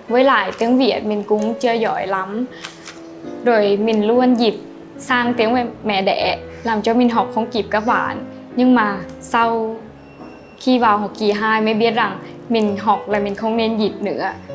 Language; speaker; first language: Vietnamese; non-native, fluent; Lao